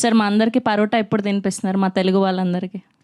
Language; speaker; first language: Telugu; native; Telugu